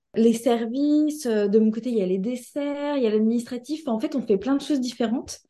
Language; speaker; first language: French; native; French